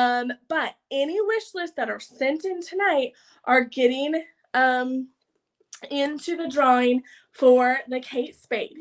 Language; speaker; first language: English; native; English